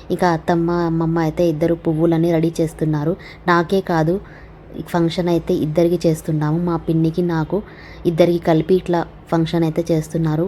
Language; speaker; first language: Telugu; non-native, local second language; Urdu